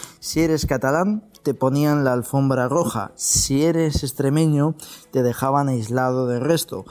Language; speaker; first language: Spanish; native; Spanish